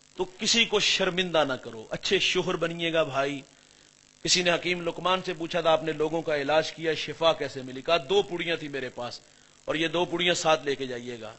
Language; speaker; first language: Urdu; non-native, local second language; Punjabi